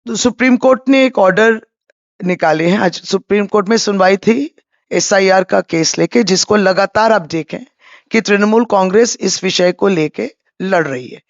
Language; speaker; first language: Hindi; non-native, local second language; Bangla